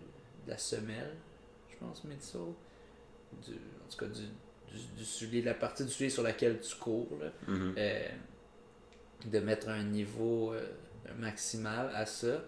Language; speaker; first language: French; native; French